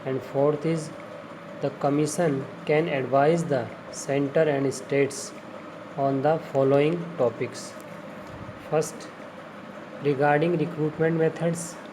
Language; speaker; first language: English; non-native, local second language; Hindi